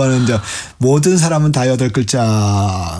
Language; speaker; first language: Korean; native; Korean